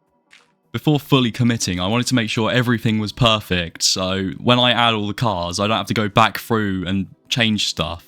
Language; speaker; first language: English; native; English